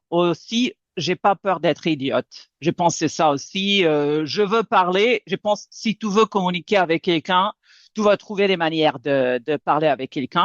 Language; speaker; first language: French; non-native, fluent; Serbian